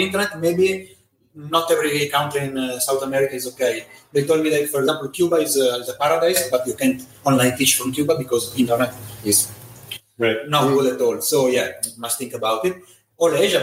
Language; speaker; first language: English; non-native, fluent; Italian